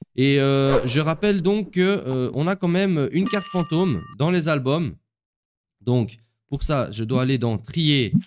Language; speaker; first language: French; native; French